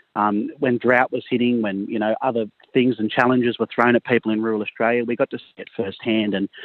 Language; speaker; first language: English; native; English